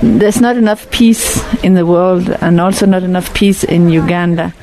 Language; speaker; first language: English; non-native, fluent; Danish